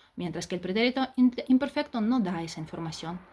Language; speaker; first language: Spanish; non-native, fluent; Ukrainian